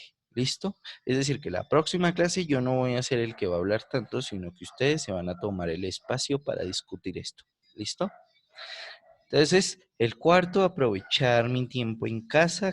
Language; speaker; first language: Spanish; native; Spanish